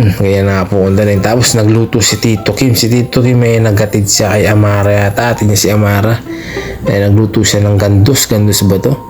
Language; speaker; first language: Filipino; non-native, local second language; Pampanga